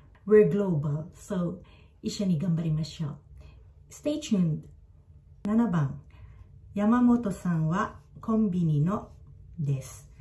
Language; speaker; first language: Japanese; non-native, fluent; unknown